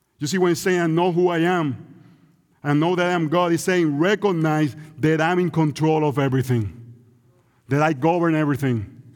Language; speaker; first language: English; non-native, local second language; Spanish